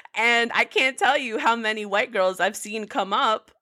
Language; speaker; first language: English; native; English